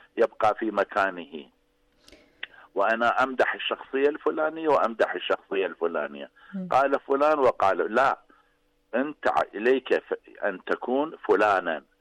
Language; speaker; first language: Arabic; non-native, fluent; Persian